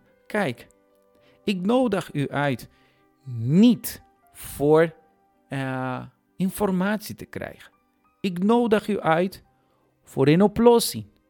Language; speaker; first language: Dutch; non-native, fluent; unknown